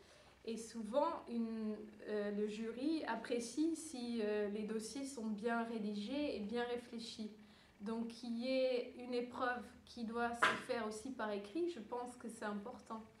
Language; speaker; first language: French; early bilingual, other home language; Dutch